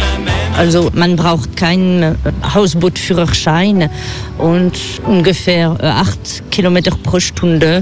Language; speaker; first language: German; non-native, fluent; French